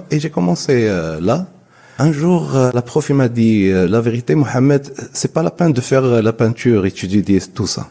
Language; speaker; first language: French; non-native, local second language; Arabic